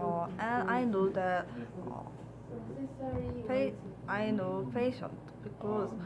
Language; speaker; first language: English; non-native, learner; Korean